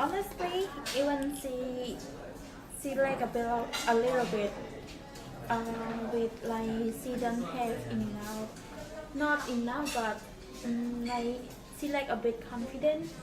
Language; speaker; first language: English; non-native, learner; Khmer